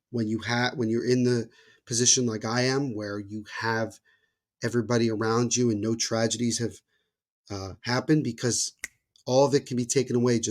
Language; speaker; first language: English; native; English